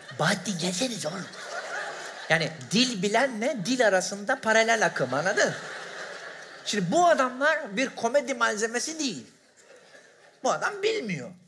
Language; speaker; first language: Turkish; native; Turkish